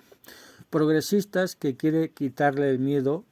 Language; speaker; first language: Spanish; native; Spanish